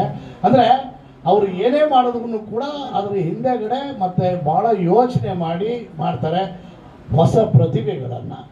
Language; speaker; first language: Kannada; native; Kannada